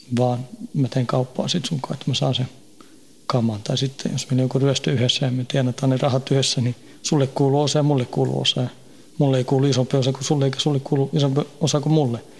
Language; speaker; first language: Finnish; early bilingual, heritage; Finnish